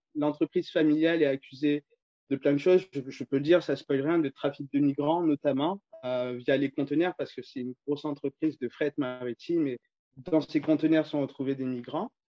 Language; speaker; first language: French; native; French